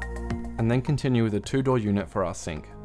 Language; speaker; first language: English; native; English